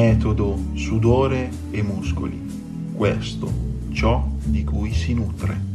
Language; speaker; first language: Italian; native; Italian